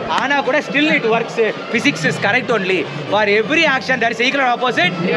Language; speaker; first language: English; non-native, local second language; Tamil